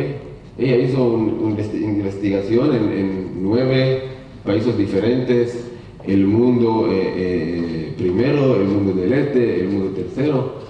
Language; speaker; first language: Spanish; non-native, learner; Hebrew